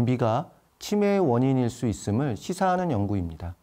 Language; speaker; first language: Korean; native; Korean